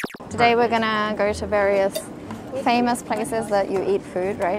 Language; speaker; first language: English; native; English